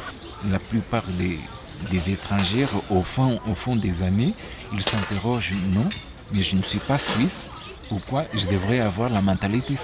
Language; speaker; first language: French; non-native, fluent; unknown